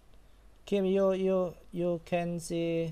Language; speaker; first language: English; non-native, learner; Indonesian